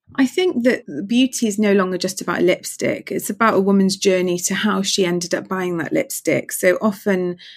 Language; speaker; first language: English; native; English